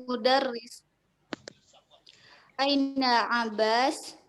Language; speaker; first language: Arabic; non-native, learner; Indonesian